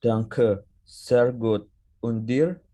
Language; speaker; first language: German; non-native, learner; Indonesian